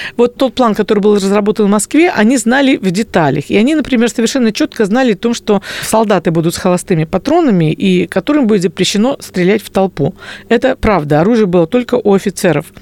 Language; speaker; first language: Russian; native; Russian